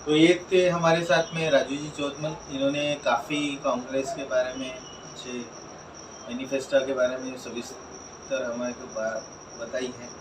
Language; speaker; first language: Hindi; non-native, local second language; Marathi